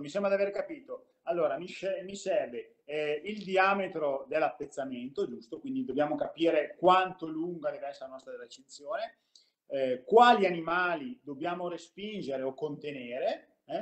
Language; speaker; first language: Italian; native; Italian